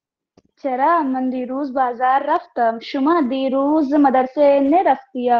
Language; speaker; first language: Persian; non-native, learner; Urdu